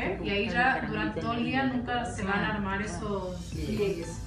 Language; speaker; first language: Spanish; native; Spanish